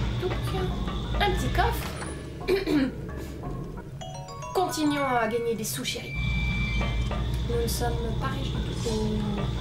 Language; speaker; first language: French; native; French